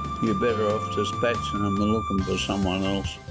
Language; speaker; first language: English; native; English